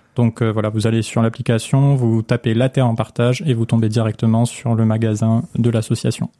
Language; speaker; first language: French; native; French